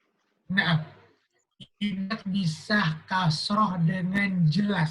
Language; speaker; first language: Indonesian; native; Indonesian